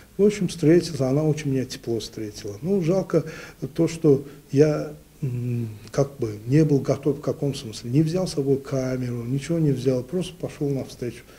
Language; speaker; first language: Russian; non-native, local second language; Azerbaijani